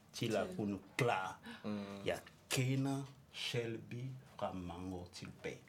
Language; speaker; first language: Danish; non-native, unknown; French